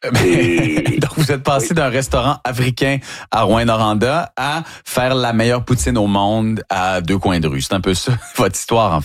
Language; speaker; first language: French; native; French